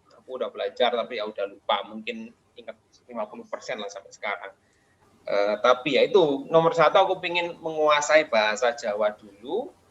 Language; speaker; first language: Indonesian; non-native, fluent; English